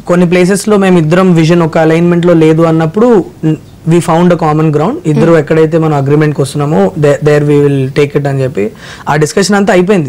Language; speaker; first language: Telugu; native; Telugu